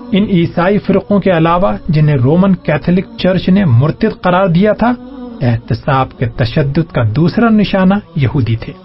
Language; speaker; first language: Urdu; native; Urdu